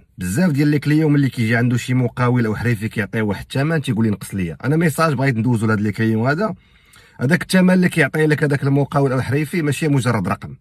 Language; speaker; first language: Arabic; native; Arabic